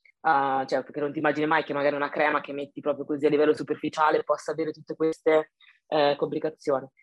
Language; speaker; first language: Italian; early bilingual, other home language; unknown